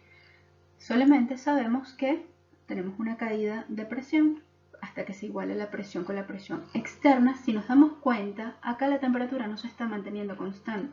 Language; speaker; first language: Spanish; native; Spanish